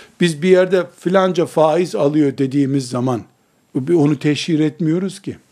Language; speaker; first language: Turkish; native; Turkish